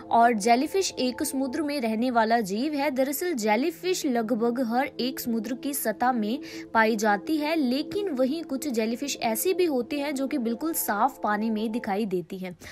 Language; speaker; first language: Hindi; native; Hindi